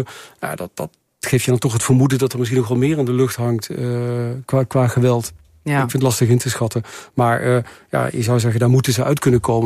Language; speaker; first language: Dutch; native; Dutch